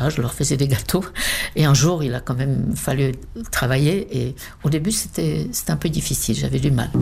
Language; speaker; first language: French; non-native, fluent; Czech